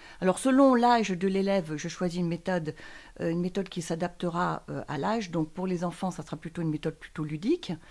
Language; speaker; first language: French; native; French